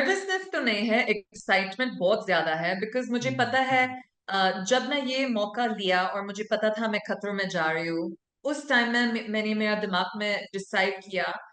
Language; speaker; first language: Hindi; non-native, local second language; English